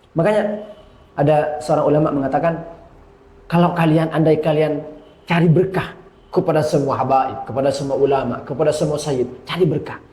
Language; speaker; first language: Indonesian; non-native, local second language; Madurese